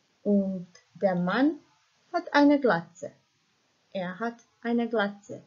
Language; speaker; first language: German; non-native, fluent; Croatian